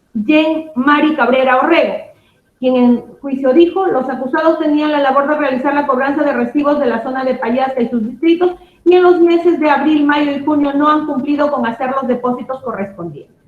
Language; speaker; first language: Spanish; native; Spanish